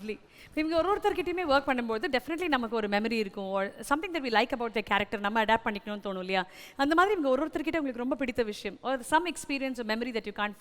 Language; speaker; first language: Tamil; native; Tamil